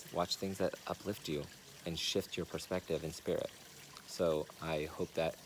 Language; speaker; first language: English; native; English